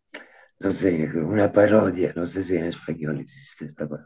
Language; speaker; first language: Spanish; non-native, fluent; Italian